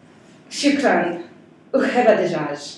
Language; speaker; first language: Arabic; non-native, learner; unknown